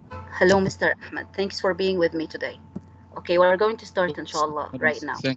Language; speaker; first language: English; non-native, fluent; Arabic